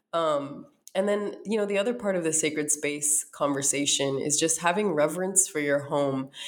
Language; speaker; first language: English; native; English